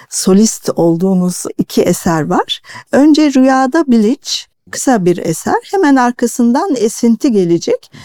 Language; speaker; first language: Turkish; native; Turkish